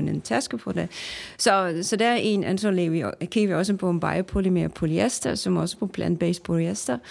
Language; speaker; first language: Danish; non-native, fluent; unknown